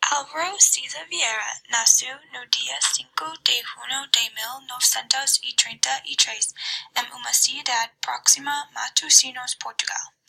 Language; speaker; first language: Portuguese; non-native, learner; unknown